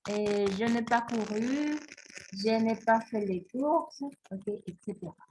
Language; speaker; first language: French; non-native, fluent; Spanish